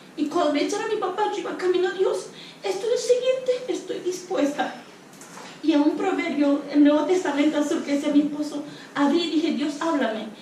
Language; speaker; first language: Spanish; non-native, local second language; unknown